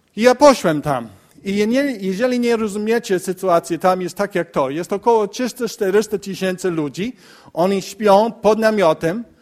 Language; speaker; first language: Polish; non-native, learner; English